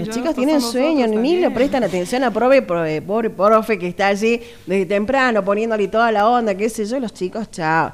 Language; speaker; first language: Spanish; native; Spanish